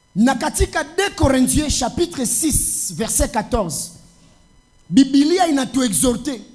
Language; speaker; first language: French; non-native, local second language; Swahili